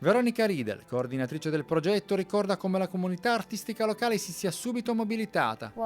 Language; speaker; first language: Italian; native; Italian